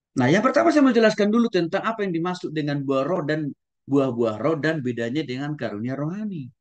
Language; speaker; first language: Indonesian; non-native, local second language; Batak Toba